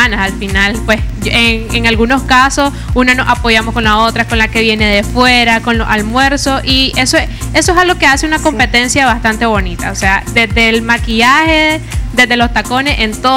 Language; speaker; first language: Spanish; native; Spanish